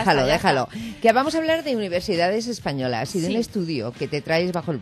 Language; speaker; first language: Spanish; native; Spanish